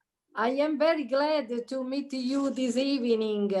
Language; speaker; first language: English; non-native, learner; Italian